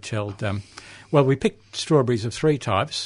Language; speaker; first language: English; native; English